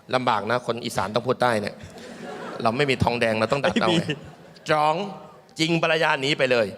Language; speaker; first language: Thai; native; Thai